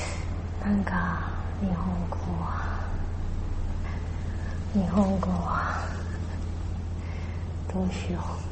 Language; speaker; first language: Japanese; non-native, learner; Chinese